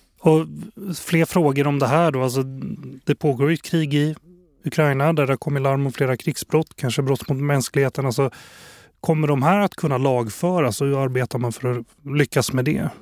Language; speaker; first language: Swedish; native; Swedish